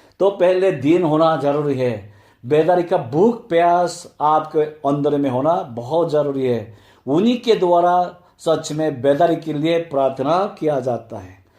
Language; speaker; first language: Hindi; non-native, fluent; Korean